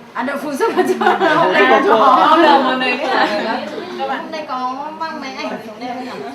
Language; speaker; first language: Vietnamese; native; Vietnamese